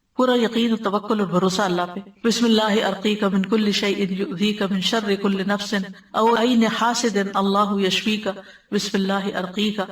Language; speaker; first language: Urdu; native; Urdu